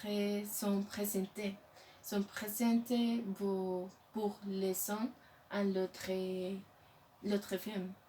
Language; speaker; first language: French; non-native, learner; Spanish